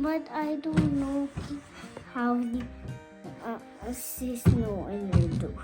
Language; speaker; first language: English; early bilingual, other home language; Urdu